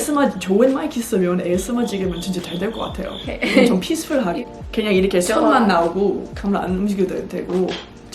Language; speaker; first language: Korean; early bilingual, heritage; English